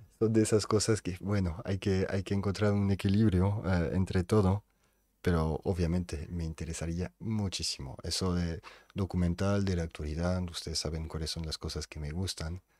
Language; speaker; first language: Spanish; non-native, fluent; French